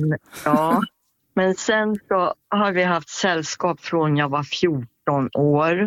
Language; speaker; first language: Swedish; native; Swedish